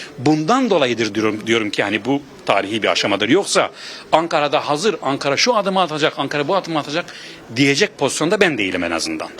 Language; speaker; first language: Turkish; non-native, local second language; Kurdish